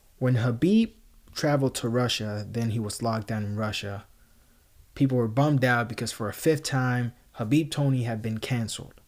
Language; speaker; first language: English; non-native, local second language; Spanish